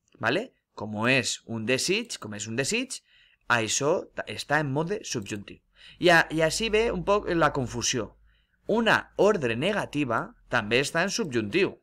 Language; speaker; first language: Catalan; non-native, local second language; Spanish